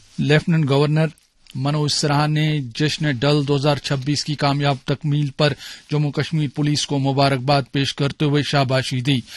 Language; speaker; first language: Urdu; non-native, local second language; Kashmiri